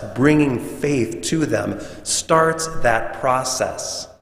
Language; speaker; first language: English; native; English